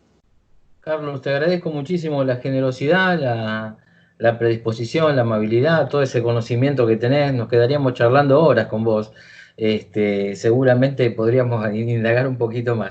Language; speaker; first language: Spanish; native; Spanish